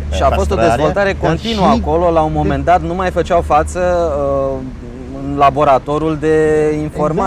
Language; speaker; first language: Romanian; native; Romanian